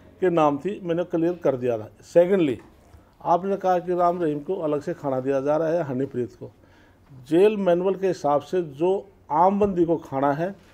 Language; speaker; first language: Hindi; native; Hindi